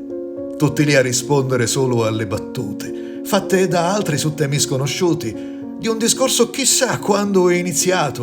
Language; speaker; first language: Italian; native; Italian